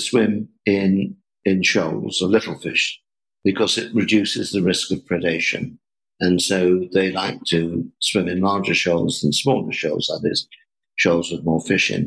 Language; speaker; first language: English; native; English